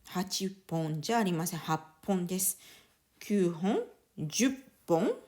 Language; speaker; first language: Japanese; native; Japanese